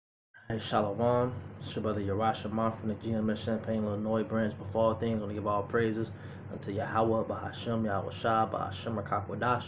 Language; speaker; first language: English; native; English